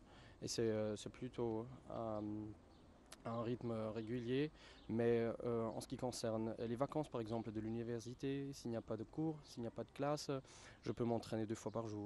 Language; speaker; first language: French; non-native, fluent; German